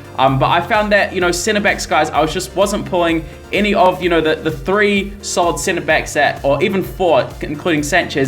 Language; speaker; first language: English; native; English